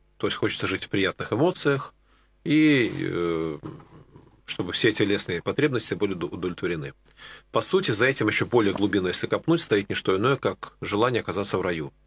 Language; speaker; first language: Russian; native; Russian